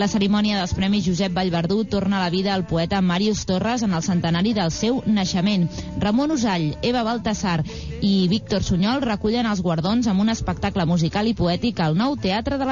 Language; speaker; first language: Catalan; native; Catalan